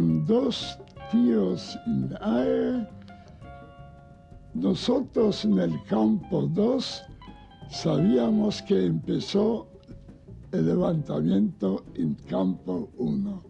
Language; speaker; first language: Spanish; non-native, learner; Yiddish